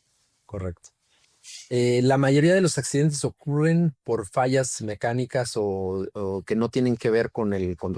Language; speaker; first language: Spanish; native; Spanish